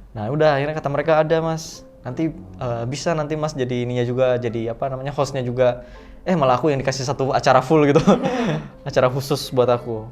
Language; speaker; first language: Indonesian; native; Indonesian